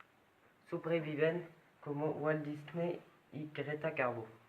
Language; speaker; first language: Spanish; non-native, learner; French